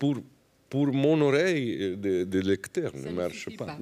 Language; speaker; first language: French; non-native, fluent; Italian